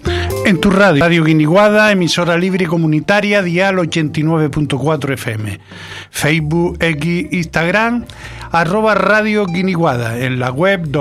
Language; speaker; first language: Spanish; native; Spanish